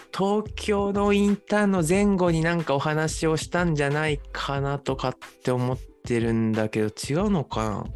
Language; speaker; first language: Japanese; native; Japanese